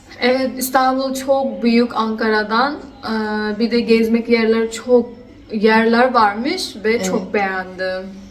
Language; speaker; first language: Turkish; non-native, learner; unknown